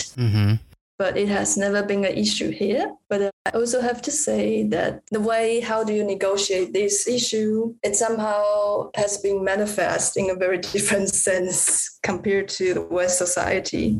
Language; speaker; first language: English; non-native, fluent; Chinese